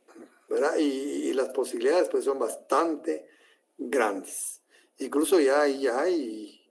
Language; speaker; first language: Spanish; native; Spanish